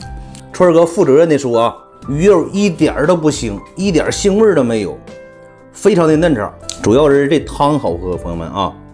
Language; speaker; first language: Chinese; native; Chinese